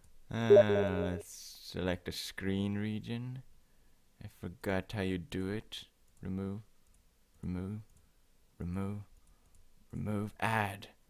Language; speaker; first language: English; non-native, fluent; Swedish